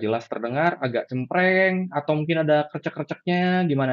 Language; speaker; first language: Indonesian; native; Indonesian